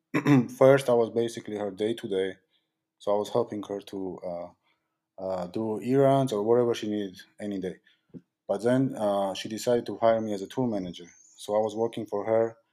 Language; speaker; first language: English; non-native, fluent; Georgian